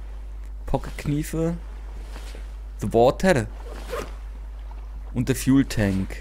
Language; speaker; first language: German; native; German